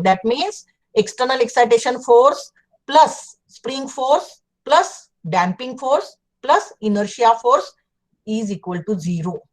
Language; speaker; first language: English; non-native, local second language; Marathi